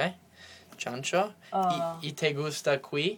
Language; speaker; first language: Spanish; non-native, learner; English